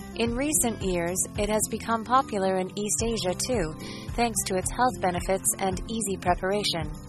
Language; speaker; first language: English; non-native, fluent; Portuguese